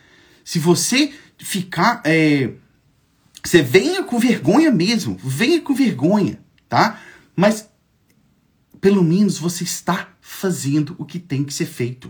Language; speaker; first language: Portuguese; native; Portuguese